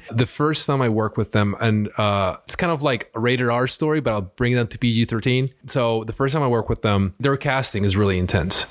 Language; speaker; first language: English; early bilingual, other home language; Spanish